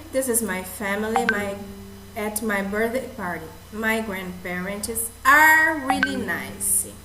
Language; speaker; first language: English; non-native, fluent; Portuguese